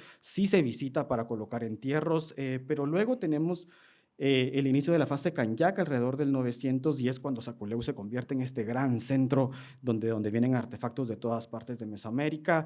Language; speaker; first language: Spanish; native; Spanish